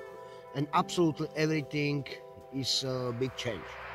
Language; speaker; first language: English; non-native, learner; Slovak